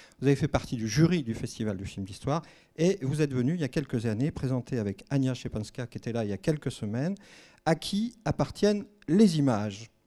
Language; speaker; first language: French; native; French